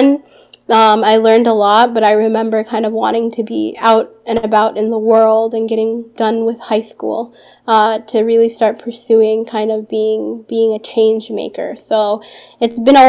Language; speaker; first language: English; early bilingual, other home language; Arabic